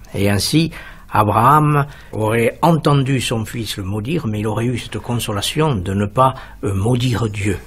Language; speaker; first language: French; native; French